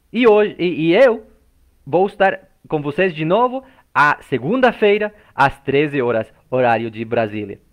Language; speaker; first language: Portuguese; non-native, fluent; English